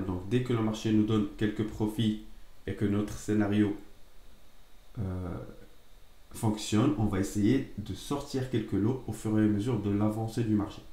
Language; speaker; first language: French; native; French